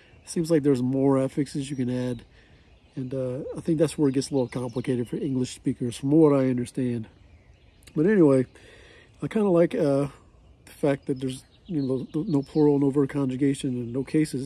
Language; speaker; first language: English; native; English